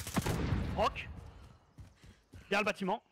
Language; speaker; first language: French; native; French